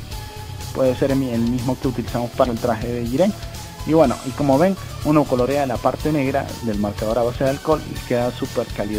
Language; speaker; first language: Spanish; native; Spanish